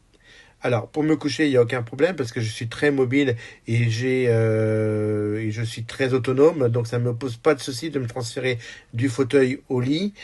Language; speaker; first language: French; native; French